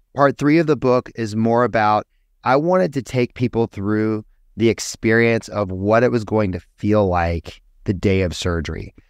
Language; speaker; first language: English; native; English